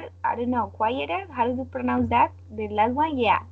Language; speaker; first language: English; non-native, learner; Spanish